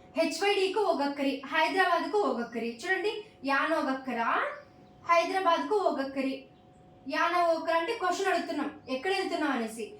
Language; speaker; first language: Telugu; non-native, local second language; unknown